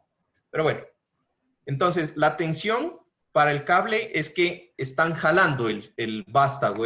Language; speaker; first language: Spanish; native; Spanish